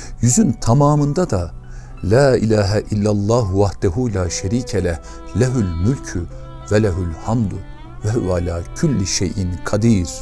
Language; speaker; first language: Turkish; native; Turkish